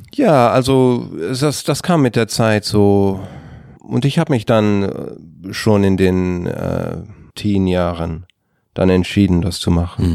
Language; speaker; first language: German; non-native, fluent; English